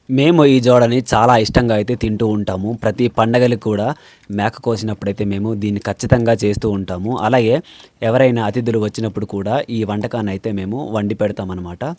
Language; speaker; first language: Telugu; non-native, local second language; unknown